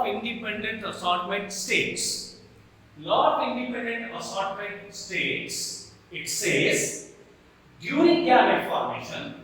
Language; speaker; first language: English; non-native, local second language; Hindi